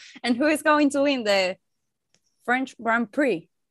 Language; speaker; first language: English; non-native, learner; Spanish